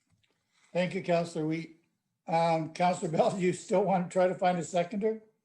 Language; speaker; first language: English; native; English